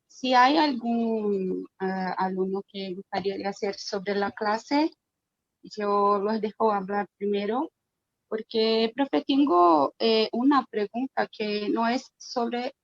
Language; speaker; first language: Spanish; non-native, fluent; Portuguese